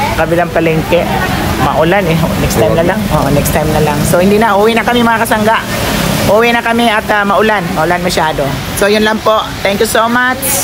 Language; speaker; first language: Filipino; native; Filipino